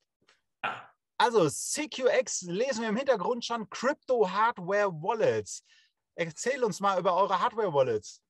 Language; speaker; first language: German; native; German